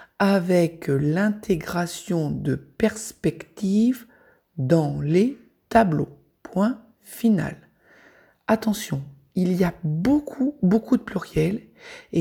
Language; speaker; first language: French; native; French